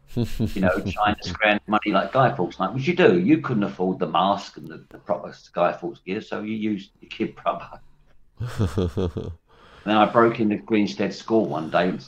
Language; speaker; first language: English; native; English